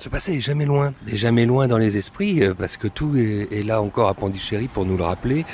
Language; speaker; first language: French; native; French